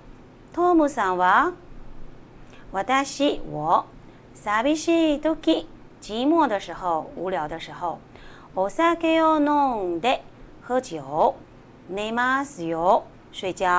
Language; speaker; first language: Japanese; non-native, fluent; Chinese